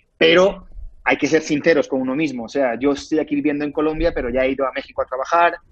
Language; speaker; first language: Spanish; native; Spanish